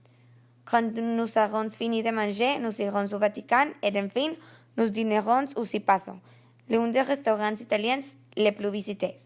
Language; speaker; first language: French; non-native, learner; Spanish